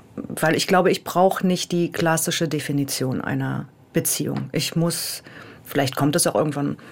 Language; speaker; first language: German; native; German